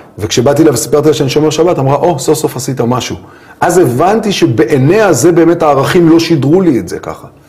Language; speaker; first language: Hebrew; native; Hebrew